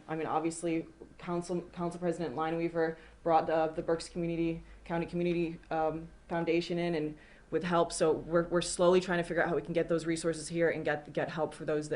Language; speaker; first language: English; native; English